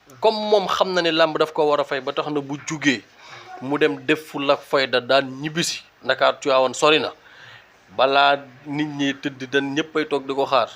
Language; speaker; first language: Wolof; native; Wolof